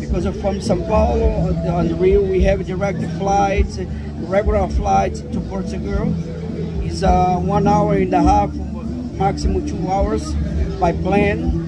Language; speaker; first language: English; non-native, learner; Portuguese